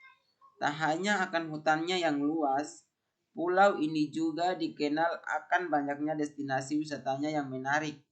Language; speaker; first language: Indonesian; native; Indonesian